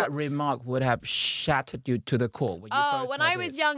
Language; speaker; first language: English; non-native, fluent; Chinese